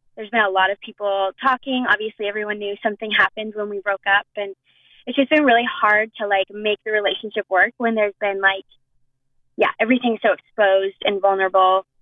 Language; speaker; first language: English; native; English